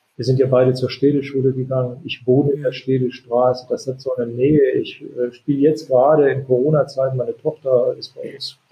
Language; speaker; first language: German; native; German